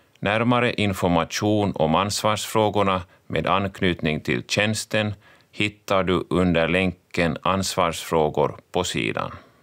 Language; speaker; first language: Swedish; native; Swedish